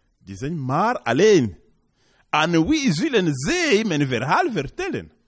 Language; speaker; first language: Dutch; non-native, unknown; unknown